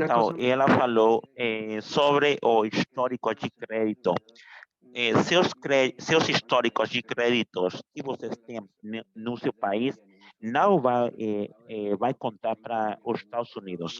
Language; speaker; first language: Portuguese; non-native, fluent; Spanish